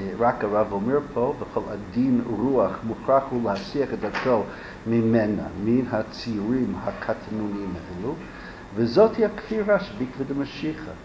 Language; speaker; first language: Hebrew; non-native, fluent; English